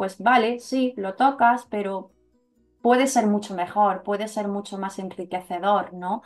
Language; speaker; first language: Spanish; native; Spanish